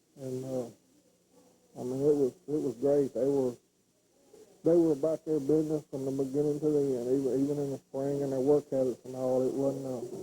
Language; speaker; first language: English; native; English